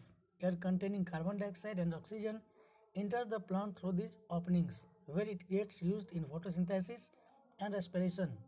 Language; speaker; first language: English; non-native, local second language; Hindi